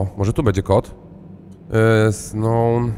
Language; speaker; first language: Polish; native; Polish